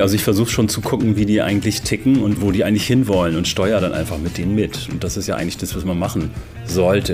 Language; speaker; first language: German; native; German